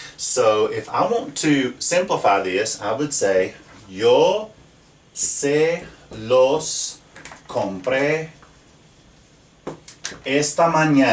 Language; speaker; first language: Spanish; non-native, fluent; English